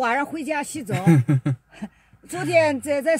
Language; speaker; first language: Chinese; non-native, local second language; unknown